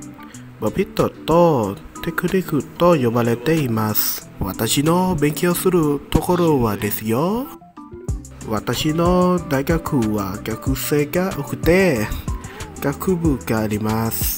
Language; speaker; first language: Japanese; non-native, learner; Thai